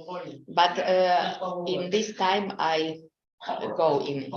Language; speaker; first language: English; non-native, learner; Slovak